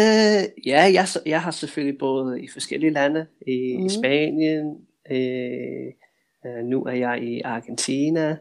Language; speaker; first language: Danish; early bilingual, heritage; Danish